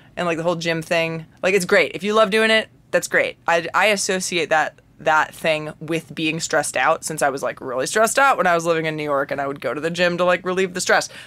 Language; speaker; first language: English; native; English